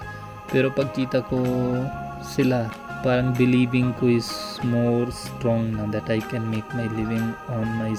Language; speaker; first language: Filipino; non-native, learner; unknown